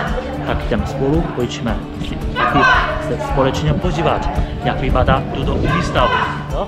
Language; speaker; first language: Czech; non-native, fluent; Chinese